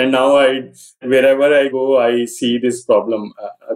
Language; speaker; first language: English; non-native, local second language; Hindi